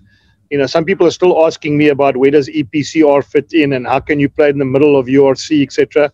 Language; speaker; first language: English; native; English